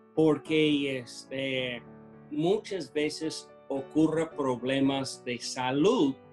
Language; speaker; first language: Spanish; non-native, fluent; English